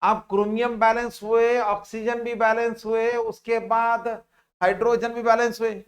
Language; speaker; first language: Hindi; non-native, local second language; Marathi